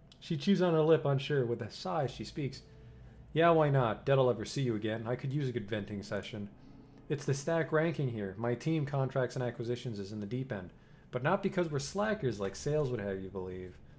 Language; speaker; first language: English; native; English